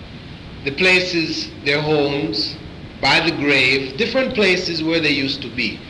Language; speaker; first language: English; native; English